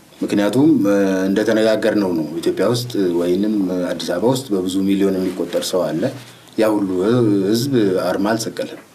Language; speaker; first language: Amharic; non-native, local second language; Oromo